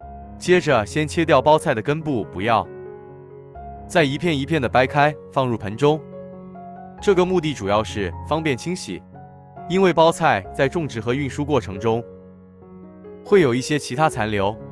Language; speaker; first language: Chinese; native; Chinese